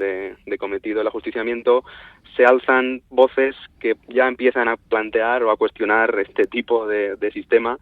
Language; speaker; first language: Spanish; native; Spanish